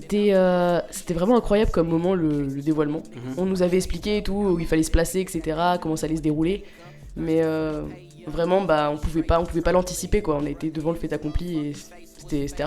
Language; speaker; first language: French; native; French